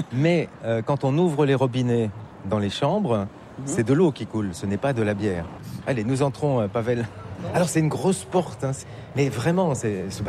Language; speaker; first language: French; native; French